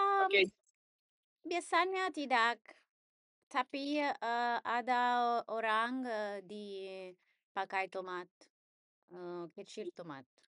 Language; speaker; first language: Indonesian; non-native, learner; Italian